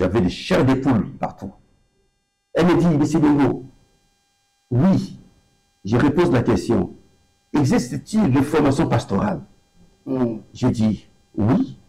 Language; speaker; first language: French; non-native, local second language; Lingala